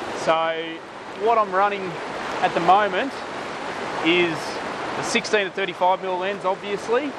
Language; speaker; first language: English; native; English